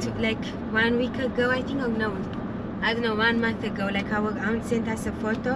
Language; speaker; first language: English; non-native, fluent; Romanian